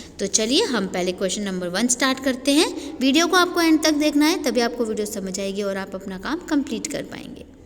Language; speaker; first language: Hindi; native; Hindi